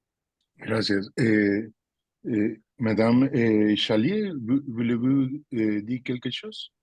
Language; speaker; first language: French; non-native, learner; Spanish